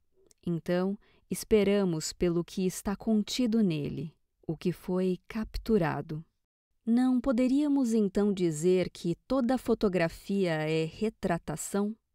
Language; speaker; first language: Portuguese; native; Portuguese